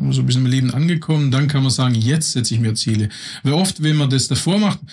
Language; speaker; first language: German; native; German